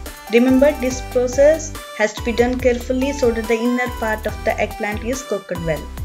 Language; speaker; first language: English; non-native, local second language; Telugu